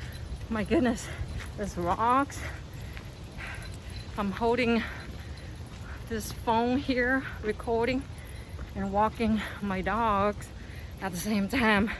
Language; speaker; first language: English; non-native, fluent; Vietnamese